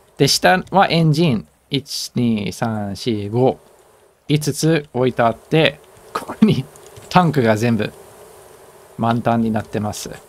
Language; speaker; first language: Japanese; native; Japanese